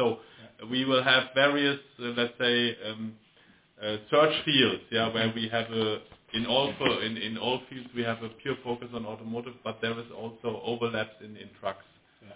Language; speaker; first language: English; non-native, fluent; German